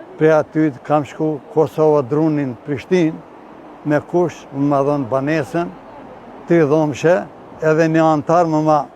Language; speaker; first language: Albanian; native; Albanian